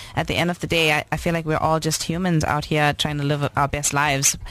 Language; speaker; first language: English; native; English